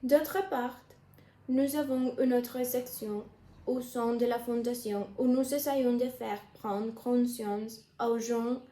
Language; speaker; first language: French; non-native, learner; Spanish